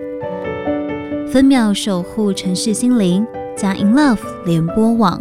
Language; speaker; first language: Chinese; native; Chinese